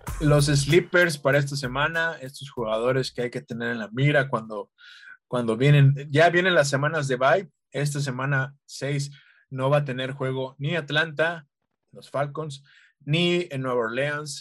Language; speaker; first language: Spanish; native; Spanish